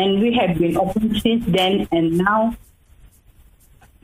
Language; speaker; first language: English; non-native, local second language; Tamil